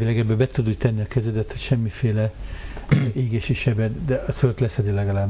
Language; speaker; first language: Hungarian; native; Hungarian